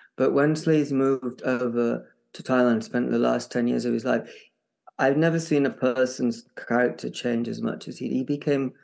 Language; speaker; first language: English; native; English